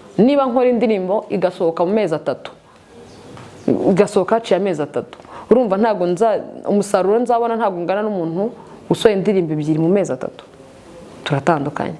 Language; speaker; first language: Kinyarwanda; native; Kinyarwanda